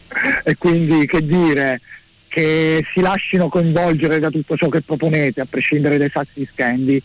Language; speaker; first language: Italian; native; Italian